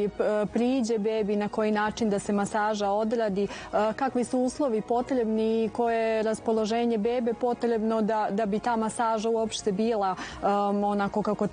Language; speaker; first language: Serbian; native; Serbian